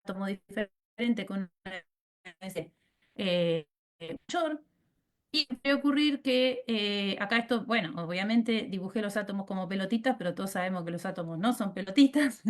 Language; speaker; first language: Spanish; native; Spanish